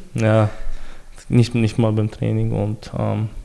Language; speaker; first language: German; early bilingual, other home language; Chechen